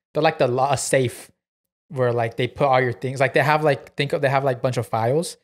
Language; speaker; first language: English; early bilingual, other home language; Spanish